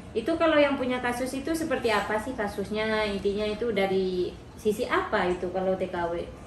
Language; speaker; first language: Indonesian; native; Indonesian